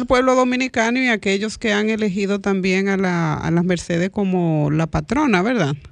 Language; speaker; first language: Spanish; native; Spanish